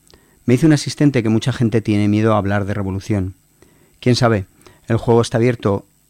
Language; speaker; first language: Spanish; native; Spanish